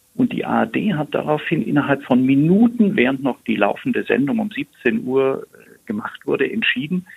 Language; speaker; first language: German; native; German